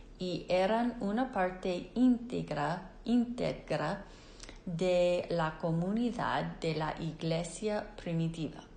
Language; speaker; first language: Spanish; non-native, fluent; English